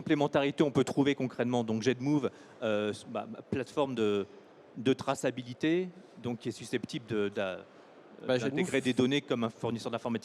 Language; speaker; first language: French; native; French